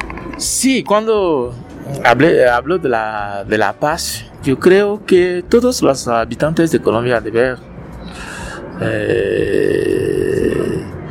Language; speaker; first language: Spanish; non-native, learner; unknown